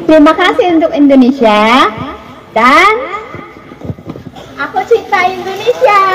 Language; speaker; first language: Indonesian; non-native, fluent; Filipino